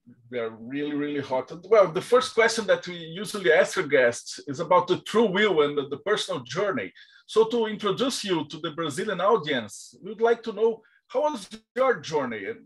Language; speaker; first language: English; non-native, fluent; Portuguese